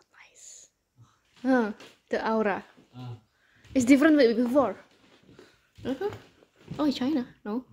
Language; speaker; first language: English; non-native, learner; Indonesian